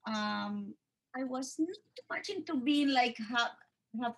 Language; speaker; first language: English; non-native, fluent; Spanish